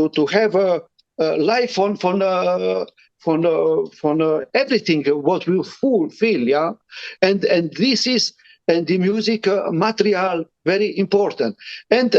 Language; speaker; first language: English; non-native, learner; Romany